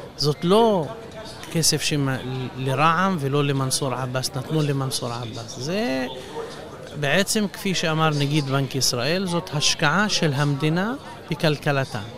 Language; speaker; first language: Hebrew; non-native, local second language; Arabic